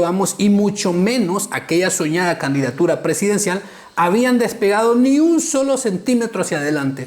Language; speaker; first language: Spanish; native; Spanish